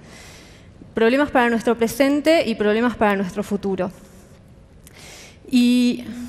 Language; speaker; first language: Spanish; native; Spanish